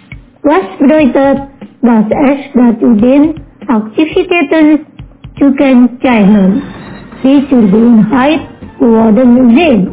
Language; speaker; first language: German; non-native, learner; Indonesian